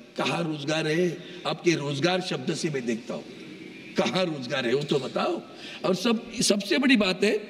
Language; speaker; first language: Hindi; non-native, local second language; Marathi